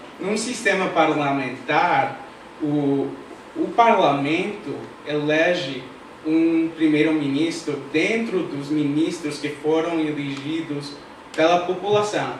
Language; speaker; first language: Portuguese; non-native, fluent; English